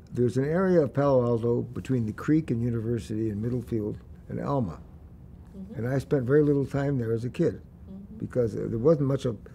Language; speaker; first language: English; native; English